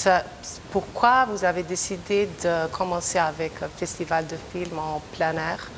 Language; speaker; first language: French; non-native, fluent; Albanian